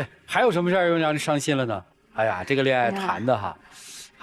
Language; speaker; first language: Chinese; native; Chinese